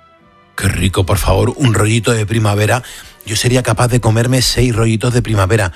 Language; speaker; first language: Spanish; native; Spanish